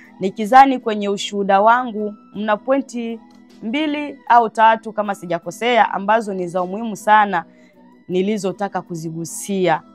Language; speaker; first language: Swahili; non-native, local second language; Bembe